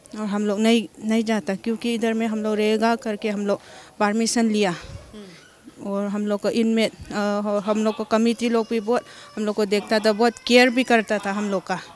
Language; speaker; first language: Hindi; non-native, local second language; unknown